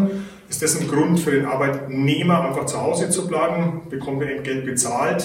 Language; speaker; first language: German; native; German